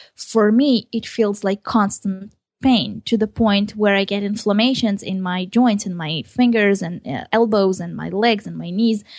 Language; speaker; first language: English; early bilingual, other home language; Hebrew